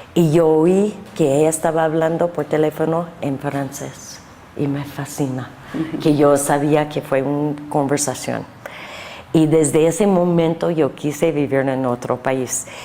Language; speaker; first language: Spanish; non-native, learner; English